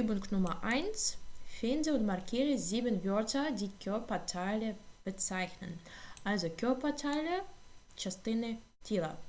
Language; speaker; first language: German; non-native, fluent; Ukrainian